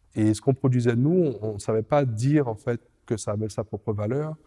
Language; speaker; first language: French; native; French